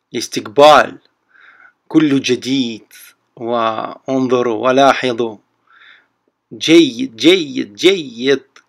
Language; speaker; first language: Arabic; non-native, learner; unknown